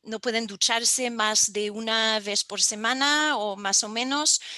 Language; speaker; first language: Spanish; non-native, fluent; French